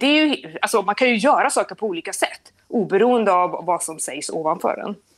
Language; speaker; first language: Swedish; native; Swedish